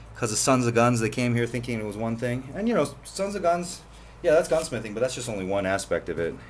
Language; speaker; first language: English; native; English